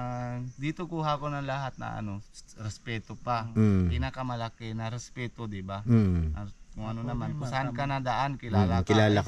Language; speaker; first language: Filipino; non-native, fluent; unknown